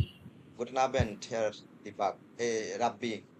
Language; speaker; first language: German; non-native, fluent; Bangla